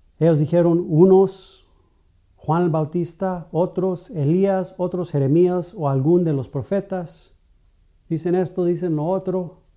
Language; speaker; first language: Spanish; non-native, fluent; English